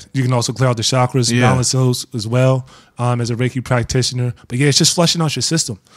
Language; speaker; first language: English; native; English